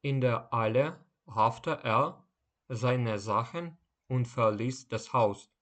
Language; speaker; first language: German; non-native, fluent; Ukrainian